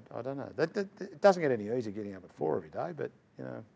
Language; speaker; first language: English; native; English